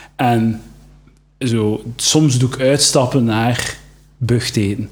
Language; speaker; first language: Dutch; native; Dutch